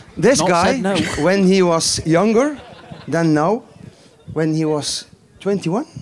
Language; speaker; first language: English; non-native, fluent; Dutch